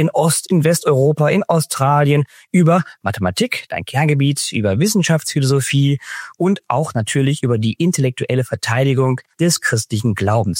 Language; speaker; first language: German; native; German